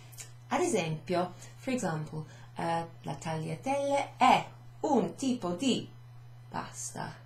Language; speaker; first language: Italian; non-native, fluent; English